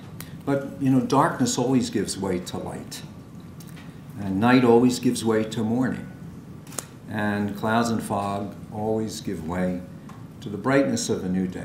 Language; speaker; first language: English; native; English